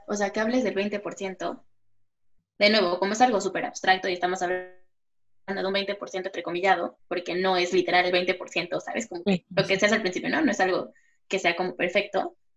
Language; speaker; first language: Spanish; native; Spanish